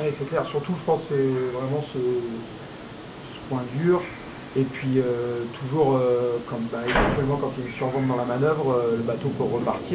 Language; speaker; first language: French; native; French